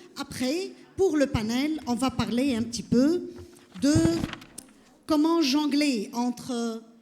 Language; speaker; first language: French; non-native, local second language; Arabic